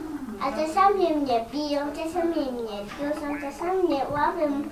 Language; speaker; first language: Polish; native; Polish